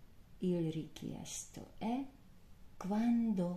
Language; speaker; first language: Italian; non-native, learner; Hungarian